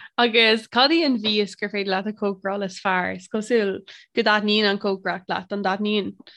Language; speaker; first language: Irish; non-native, local second language; English